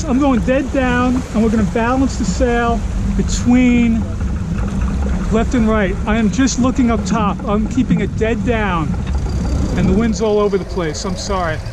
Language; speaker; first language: English; native; English